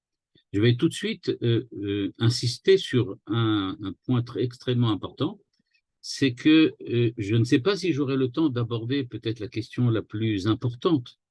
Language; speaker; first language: French; native; French